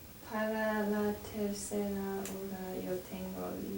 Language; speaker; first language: Spanish; non-native, learner; English